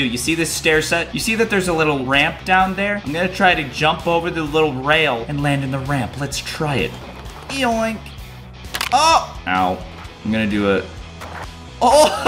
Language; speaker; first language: English; native; English